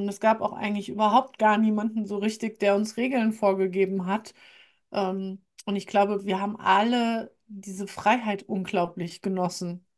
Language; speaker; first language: German; native; German